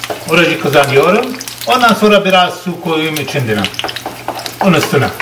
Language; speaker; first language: Turkish; non-native, learner; Arabic